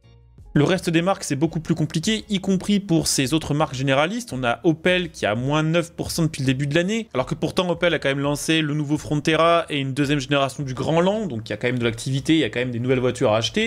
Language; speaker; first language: French; native; French